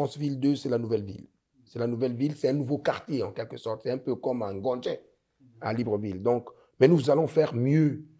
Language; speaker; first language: French; native; French